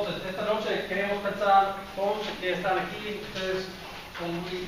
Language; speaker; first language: Spanish; non-native, fluent; English